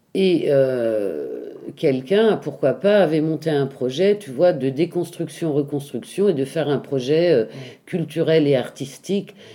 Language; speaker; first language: French; native; French